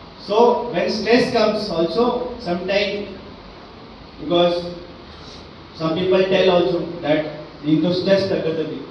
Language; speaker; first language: English; non-native, local second language; Telugu